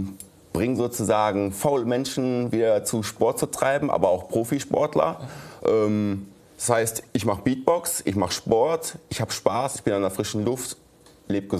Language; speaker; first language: German; native; German